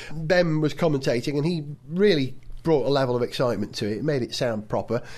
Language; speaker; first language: English; native; English